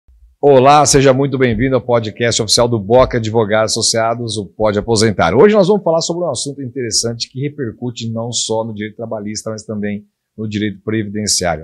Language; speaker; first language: Portuguese; native; Portuguese